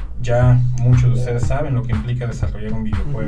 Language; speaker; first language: Spanish; native; Spanish